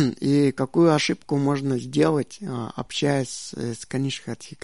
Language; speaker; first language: Czech; non-native, learner; Russian